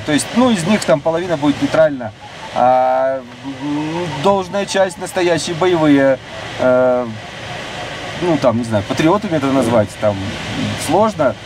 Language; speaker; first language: Russian; native; Russian